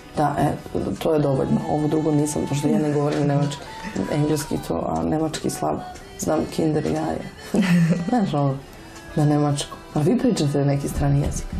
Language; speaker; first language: Serbian; native; Serbian